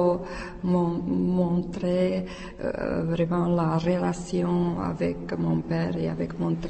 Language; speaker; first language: French; non-native, learner; Czech